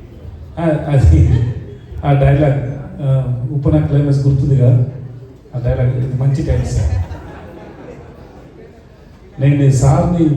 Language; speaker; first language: Telugu; non-native, learner; Tamil